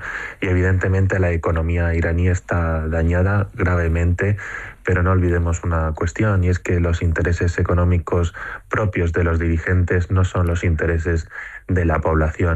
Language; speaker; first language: Spanish; native; Spanish